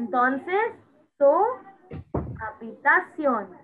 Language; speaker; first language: Spanish; non-native, fluent; Hindi